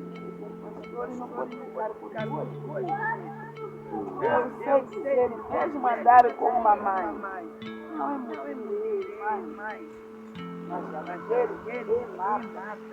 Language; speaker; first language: Portuguese; non-native, local second language; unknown